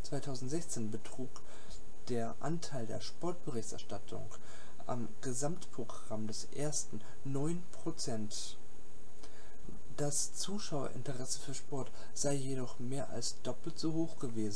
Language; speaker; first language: German; native; German